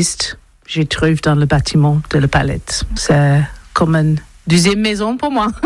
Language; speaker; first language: French; non-native, learner; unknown